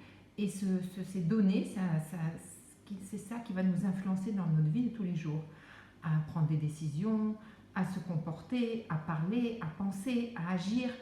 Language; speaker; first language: French; native; French